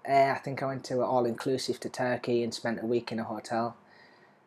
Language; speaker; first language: English; native; English